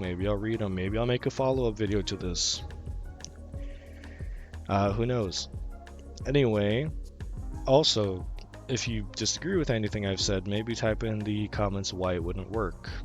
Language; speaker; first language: English; native; English